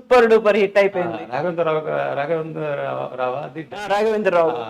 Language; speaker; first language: Telugu; native; Telugu